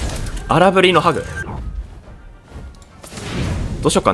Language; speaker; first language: Japanese; native; Japanese